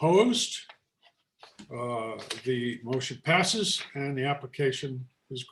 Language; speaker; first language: English; native; English